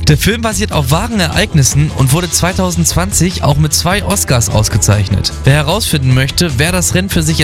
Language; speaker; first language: German; native; German